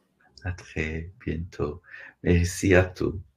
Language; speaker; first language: French; non-native, learner; Portuguese